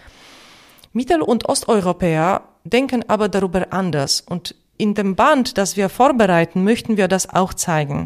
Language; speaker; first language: German; non-native, fluent; Polish